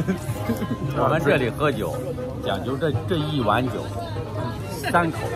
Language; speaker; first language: Chinese; native; Chinese